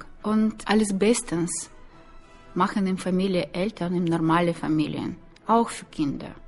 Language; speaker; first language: German; non-native, learner; Russian